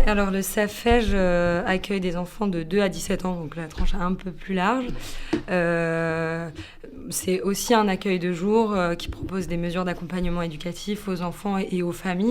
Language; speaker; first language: French; native; French